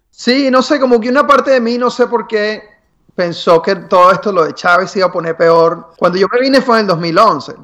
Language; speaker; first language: Spanish; native; Spanish